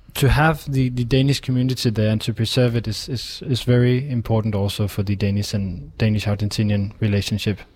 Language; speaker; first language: English; non-native, fluent; Danish